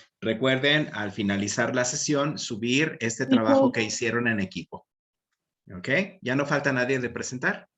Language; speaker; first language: Spanish; native; Spanish